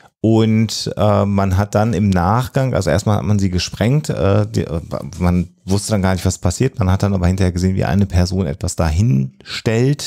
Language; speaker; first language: German; native; German